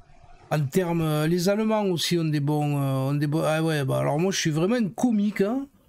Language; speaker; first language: French; native; French